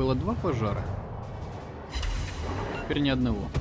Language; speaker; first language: Russian; native; Russian